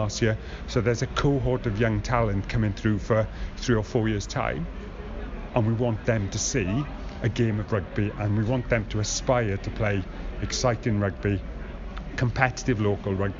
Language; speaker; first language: English; native; English